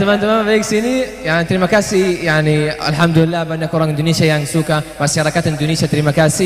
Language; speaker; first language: Indonesian; non-native, learner; Arabic